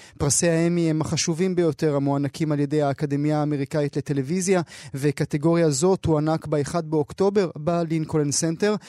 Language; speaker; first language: Hebrew; native; Hebrew